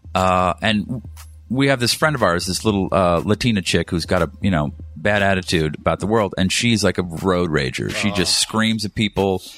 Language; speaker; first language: English; native; English